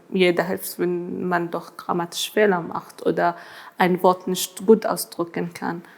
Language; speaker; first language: German; non-native, learner; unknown